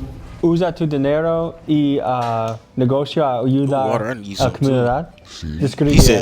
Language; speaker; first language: Spanish; non-native, learner; English